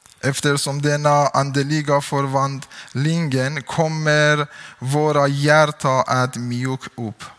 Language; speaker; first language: Swedish; non-native, learner; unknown